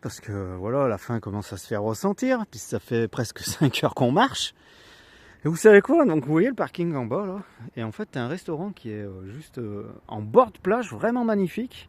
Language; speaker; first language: French; native; French